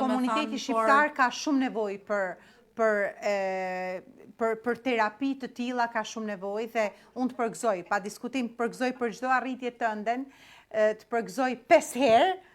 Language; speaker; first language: Albanian; native; Albanian